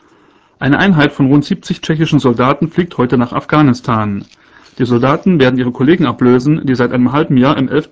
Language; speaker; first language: German; native; German